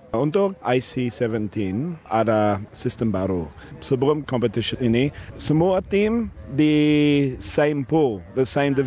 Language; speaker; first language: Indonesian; non-native, fluent; English